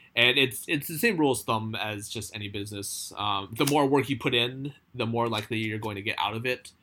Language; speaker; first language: English; native; English